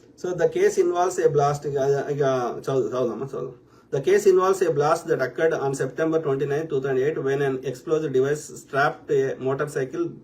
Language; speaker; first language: English; non-native, local second language; Telugu